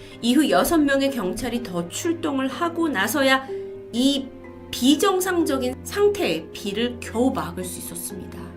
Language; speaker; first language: Korean; native; Korean